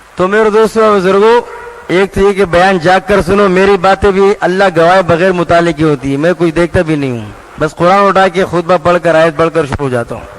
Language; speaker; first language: Urdu; non-native, local second language; Pashto